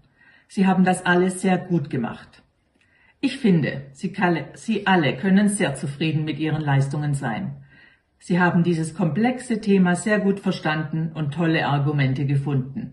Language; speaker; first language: German; non-native, fluent; Polish